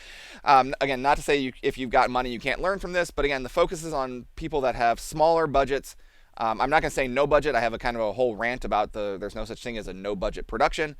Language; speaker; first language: English; native; English